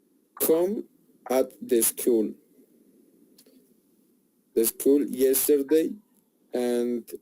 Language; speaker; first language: English; non-native, learner; Spanish